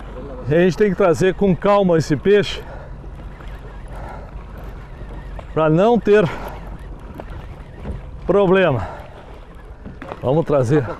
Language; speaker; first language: Portuguese; native; Portuguese